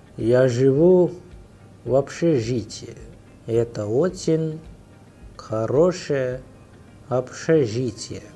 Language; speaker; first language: Russian; non-native, fluent; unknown